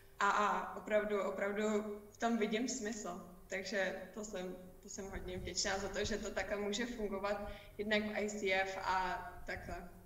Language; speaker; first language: Czech; non-native, fluent; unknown